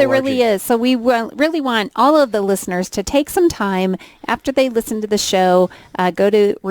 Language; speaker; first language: English; native; English